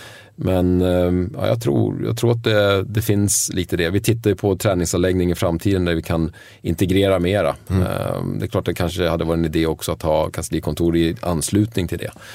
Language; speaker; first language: Swedish; native; Swedish